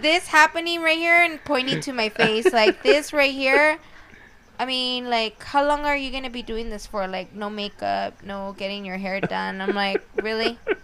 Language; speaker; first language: English; early bilingual, other home language; Spanish